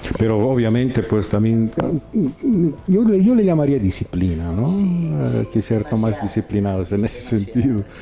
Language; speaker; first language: Spanish; native; Spanish